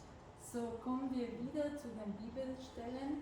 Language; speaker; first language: German; non-native, fluent; Bulgarian